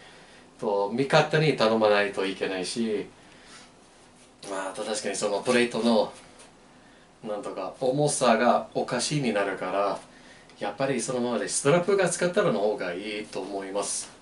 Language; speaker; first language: Japanese; non-native, learner; English